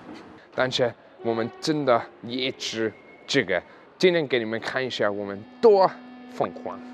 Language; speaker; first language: Chinese; non-native, learner; German